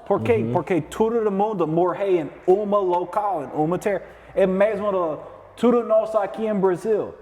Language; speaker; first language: Portuguese; non-native, learner; English